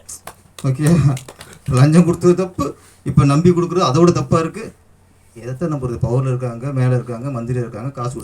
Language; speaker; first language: Tamil; native; Tamil